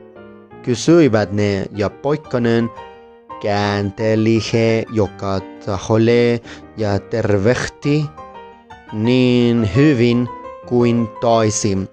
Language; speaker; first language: Finnish; non-native, learner; Spanish